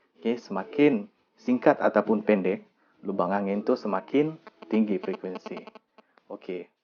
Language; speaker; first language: Malay; native; Malay